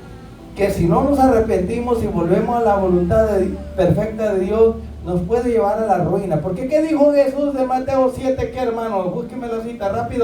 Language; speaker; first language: Spanish; native; Spanish